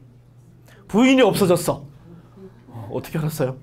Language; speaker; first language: Korean; native; Korean